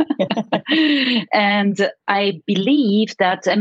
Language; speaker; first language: English; non-native, fluent; French